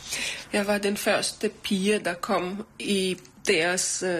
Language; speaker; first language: Danish; non-native, learner; Romanian